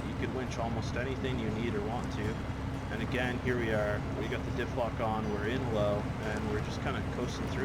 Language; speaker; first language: English; native; English